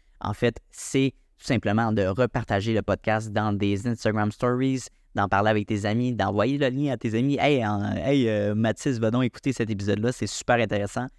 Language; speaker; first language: French; native; French